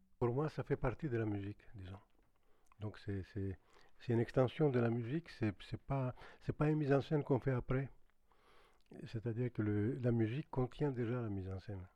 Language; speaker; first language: French; non-native, fluent; Greek